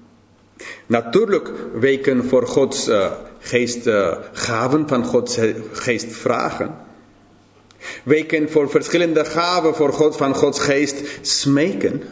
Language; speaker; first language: Dutch; non-native, fluent; English